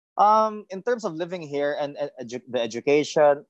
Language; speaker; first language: English; non-native, local second language; Cebuano